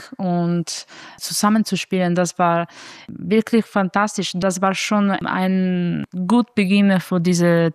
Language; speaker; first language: German; non-native, learner; Italian